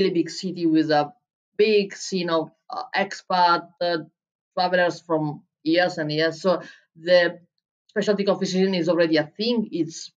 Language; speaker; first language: English; non-native, fluent; Italian